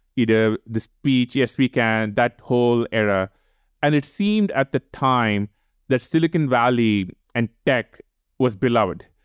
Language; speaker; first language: English; non-native, local second language; Tamil